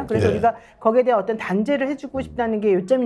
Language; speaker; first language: Korean; native; Korean